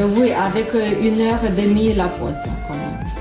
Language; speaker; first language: French; non-native, learner; Russian